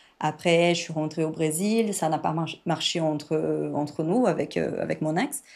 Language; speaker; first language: French; non-native, fluent; Portuguese